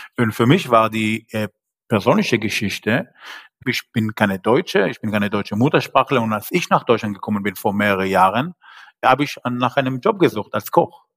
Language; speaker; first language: German; non-native, fluent; Hebrew